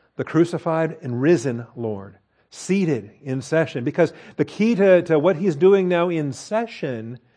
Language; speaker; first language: English; native; English